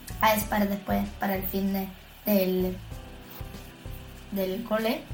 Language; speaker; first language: Spanish; early bilingual, heritage; Spanish